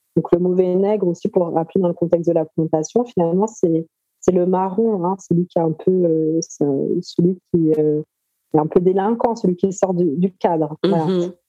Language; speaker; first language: French; native; French